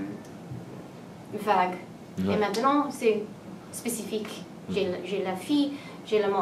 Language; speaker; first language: French; non-native, learner; English